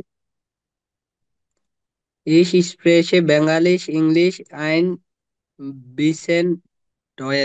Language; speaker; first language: German; non-native, learner; Bangla